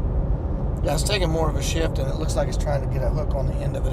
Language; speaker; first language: English; native; English